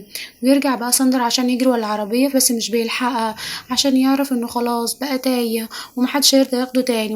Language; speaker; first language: Arabic; native; Arabic